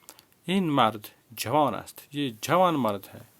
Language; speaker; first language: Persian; non-native, fluent; Urdu